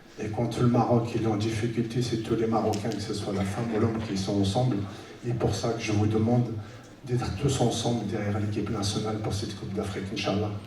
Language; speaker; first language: French; early bilingual, other home language; Tachelhit